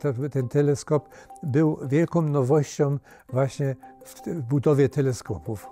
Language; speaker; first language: Polish; early bilingual, heritage; Polish